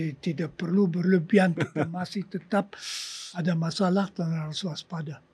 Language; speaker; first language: Indonesian; non-native, fluent; German